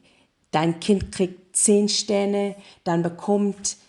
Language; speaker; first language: German; non-native, learner; English